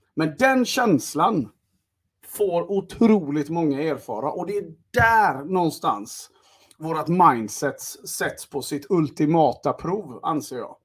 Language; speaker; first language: Swedish; early bilingual, other home language; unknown